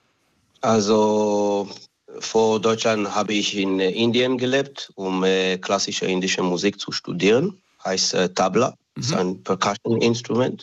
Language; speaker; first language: German; non-native, fluent; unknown